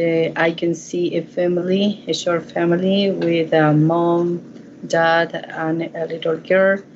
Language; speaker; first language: English; non-native, learner; Spanish